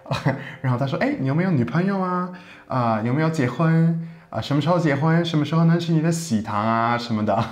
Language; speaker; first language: Chinese; non-native, fluent; English